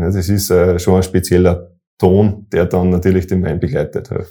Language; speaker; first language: German; native; German